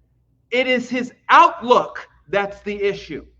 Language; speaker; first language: English; native; English